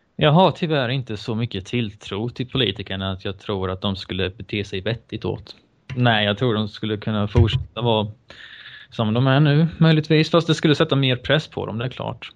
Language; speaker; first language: Swedish; early bilingual, other home language; Bosnian